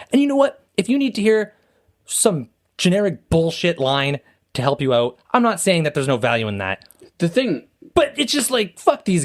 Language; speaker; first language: English; native; English